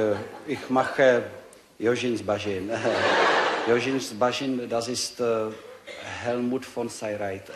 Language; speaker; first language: German; non-native, learner; Czech